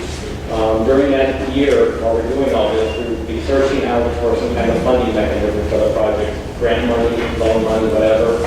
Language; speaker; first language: English; native; English